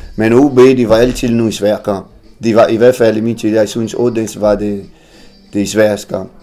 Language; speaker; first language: Danish; non-native, fluent; Portuguese